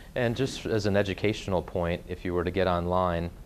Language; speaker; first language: English; native; English